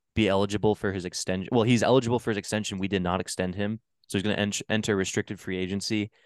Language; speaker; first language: English; native; English